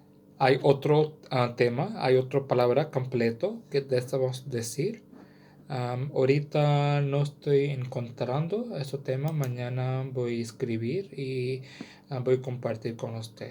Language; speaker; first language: Spanish; non-native, learner; Sindhi